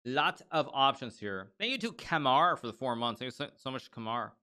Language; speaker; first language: English; native; English